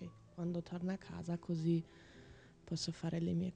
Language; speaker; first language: Italian; non-native, learner; German